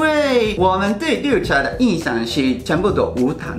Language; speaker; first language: Chinese; non-native, fluent; Japanese